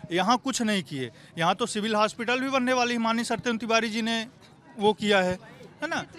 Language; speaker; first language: Hindi; native; Hindi